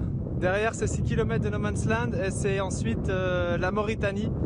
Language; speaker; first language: French; native; French